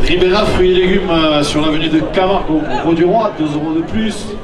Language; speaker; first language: French; native; French